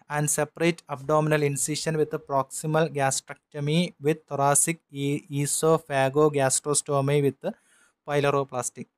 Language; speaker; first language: English; non-native, local second language; Malayalam